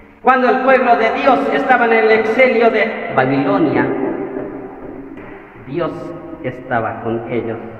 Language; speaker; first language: Spanish; non-native, fluent; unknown